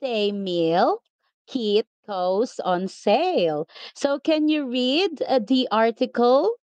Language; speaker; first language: English; non-native, local second language; Filipino